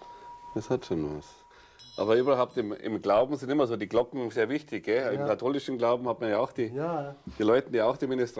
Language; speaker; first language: German; native; German